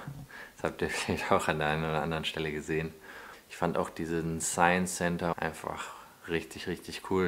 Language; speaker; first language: German; native; German